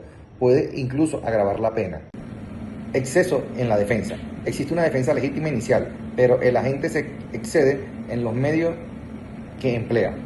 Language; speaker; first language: Spanish; native; Spanish